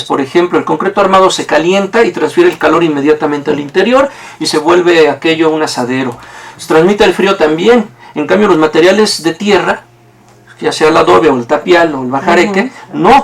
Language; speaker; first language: Spanish; native; Spanish